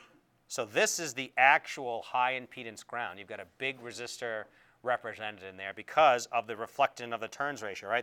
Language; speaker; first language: English; native; English